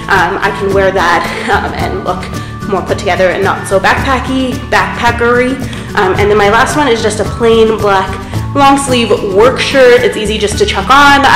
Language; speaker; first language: English; native; English